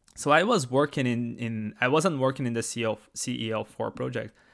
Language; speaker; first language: English; non-native, fluent; Portuguese